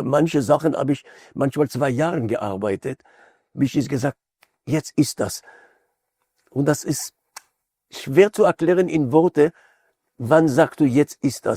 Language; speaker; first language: German; non-native, fluent; Hebrew